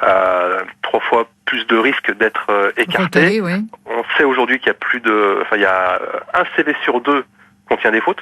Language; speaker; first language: French; native; French